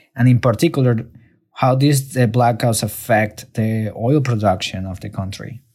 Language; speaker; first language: English; non-native, fluent; Spanish